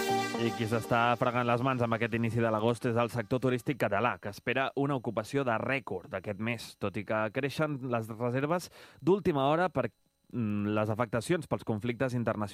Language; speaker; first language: Catalan; native; Catalan